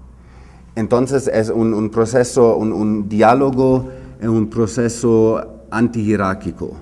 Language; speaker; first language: Spanish; non-native, fluent; German